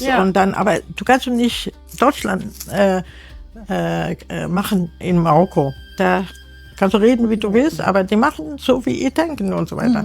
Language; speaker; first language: German; non-native, learner; Arabic